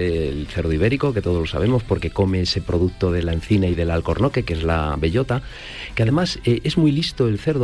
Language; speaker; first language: Spanish; native; Spanish